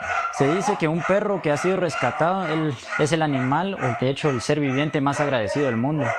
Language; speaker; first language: Spanish; native; Spanish